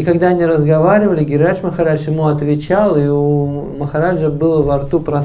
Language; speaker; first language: Russian; native; Russian